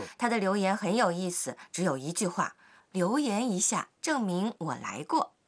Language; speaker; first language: Chinese; native; Chinese